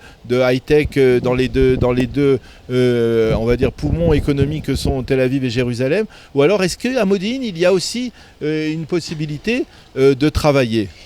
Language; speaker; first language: French; native; French